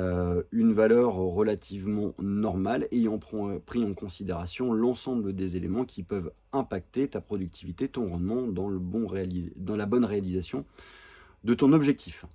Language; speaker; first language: French; native; French